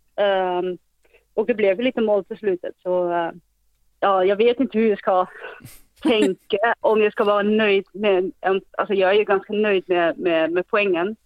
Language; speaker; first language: Swedish; non-native, fluent; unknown